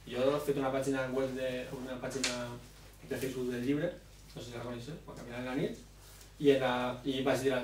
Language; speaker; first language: Spanish; non-native, local second language; Catalan